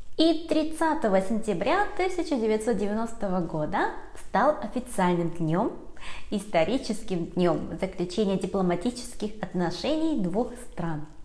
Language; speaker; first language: Russian; early bilingual, other home language; Korean